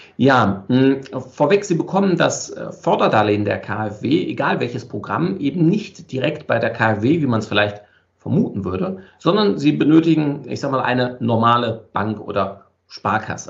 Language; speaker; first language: German; native; German